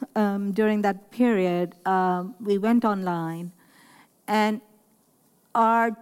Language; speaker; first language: English; non-native, local second language; Urdu